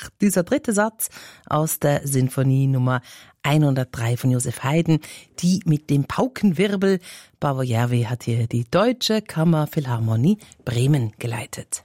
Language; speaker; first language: German; native; German